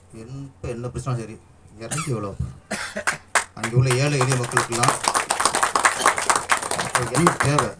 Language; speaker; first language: Tamil; native; Tamil